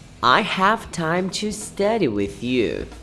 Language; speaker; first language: English; non-native, fluent; Portuguese